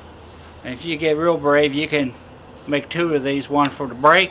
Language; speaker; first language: English; native; English